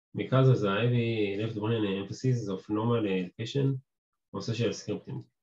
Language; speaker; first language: English; non-native, fluent; Hebrew